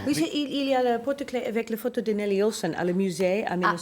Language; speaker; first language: French; non-native, learner; English